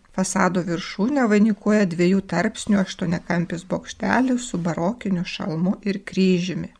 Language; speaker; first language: Lithuanian; native; Lithuanian